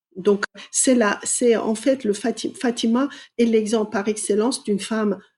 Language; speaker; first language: French; non-native, fluent; Persian